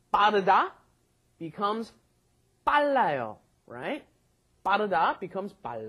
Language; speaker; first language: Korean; non-native, fluent; English